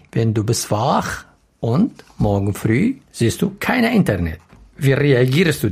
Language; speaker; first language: German; non-native, learner; Arabic